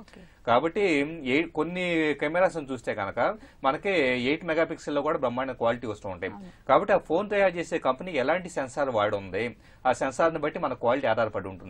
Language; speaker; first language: Telugu; native; Telugu